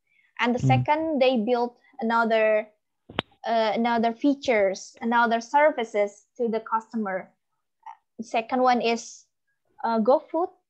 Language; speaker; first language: English; non-native, learner; Indonesian